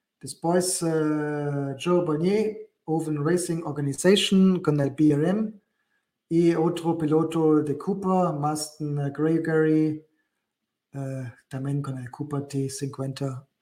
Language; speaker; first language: Spanish; non-native, learner; German